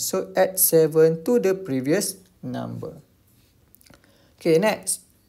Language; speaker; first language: English; non-native, local second language; Malay